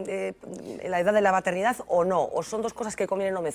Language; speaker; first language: Spanish; native; Spanish